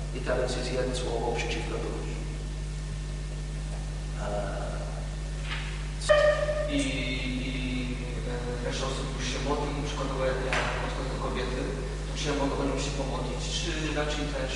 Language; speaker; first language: Polish; non-native, learner; English